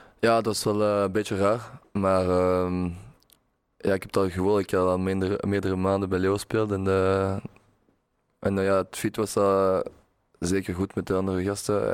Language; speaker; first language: Dutch; non-native, local second language; French